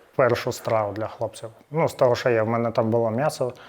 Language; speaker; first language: Ukrainian; native; Ukrainian